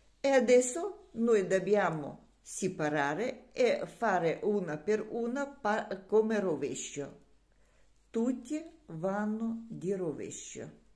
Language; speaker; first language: Italian; non-native, learner; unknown